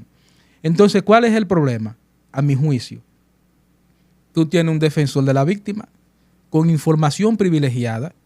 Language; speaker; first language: Spanish; native; Spanish